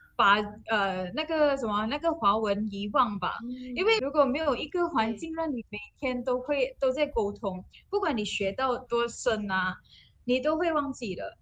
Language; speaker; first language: Chinese; non-native, local second language; Malay